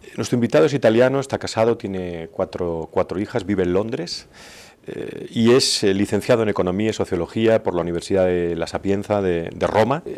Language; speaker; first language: Spanish; native; Spanish